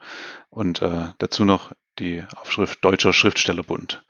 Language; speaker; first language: German; native; German